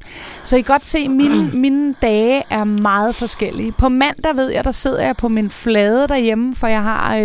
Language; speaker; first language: Danish; native; Danish